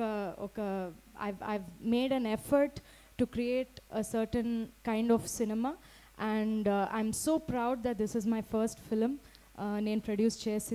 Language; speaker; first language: Telugu; non-native, fluent; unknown